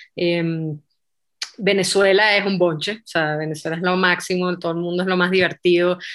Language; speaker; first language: Spanish; native; Spanish